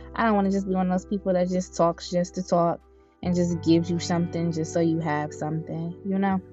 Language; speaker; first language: English; native; English